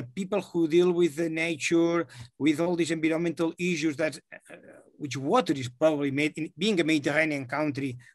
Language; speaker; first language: English; non-native, fluent; Catalan